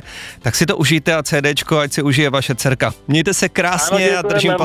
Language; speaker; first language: Czech; native; Czech